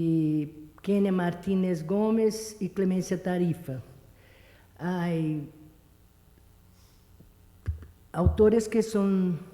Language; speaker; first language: Spanish; non-native, fluent; Portuguese